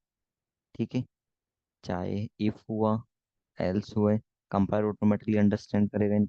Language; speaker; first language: Hindi; native; Hindi